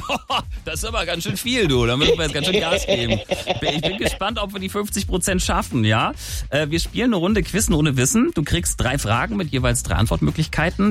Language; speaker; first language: German; native; German